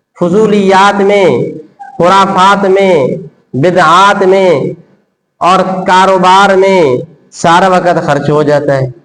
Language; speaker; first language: Urdu; non-native, local second language; Sindhi